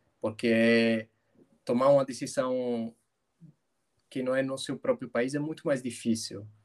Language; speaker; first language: Portuguese; non-native, fluent; Italian